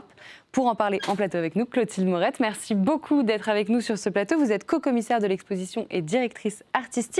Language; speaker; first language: French; native; French